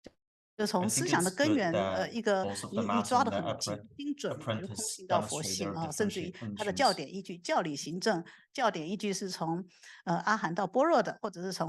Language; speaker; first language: Chinese; native; Chinese